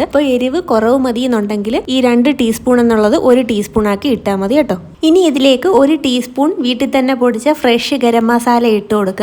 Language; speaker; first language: Malayalam; native; Malayalam